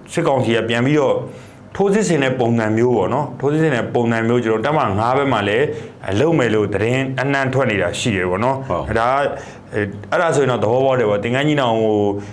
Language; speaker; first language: Burmese; native; Burmese